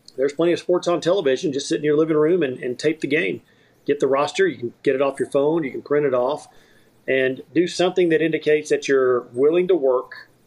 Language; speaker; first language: English; native; English